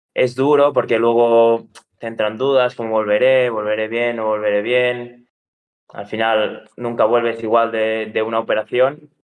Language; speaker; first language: Spanish; native; Spanish